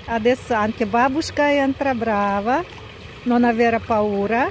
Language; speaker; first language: Italian; non-native, learner; Russian